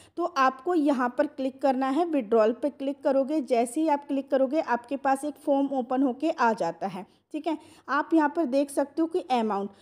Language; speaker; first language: Hindi; non-native, local second language; Marathi